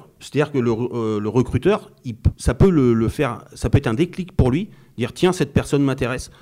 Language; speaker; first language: French; native; French